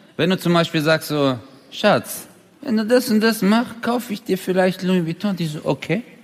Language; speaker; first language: German; early bilingual, other home language; Turkish